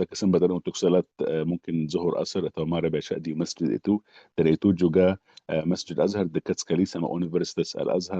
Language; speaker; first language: Indonesian; non-native, fluent; Arabic